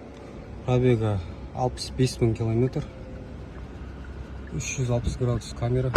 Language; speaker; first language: Russian; non-native, local second language; Kazakh